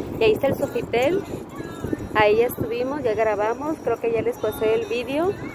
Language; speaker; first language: Spanish; native; Spanish